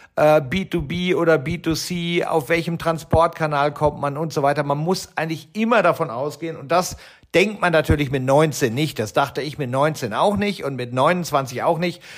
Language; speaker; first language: German; native; German